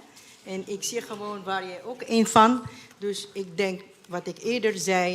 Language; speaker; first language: Dutch; non-native, fluent; Arabic